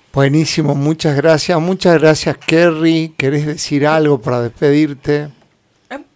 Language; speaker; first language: Spanish; native; Spanish